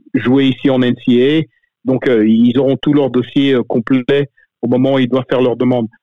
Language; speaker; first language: French; native; French